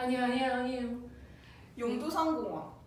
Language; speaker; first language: Korean; non-native, learner; Japanese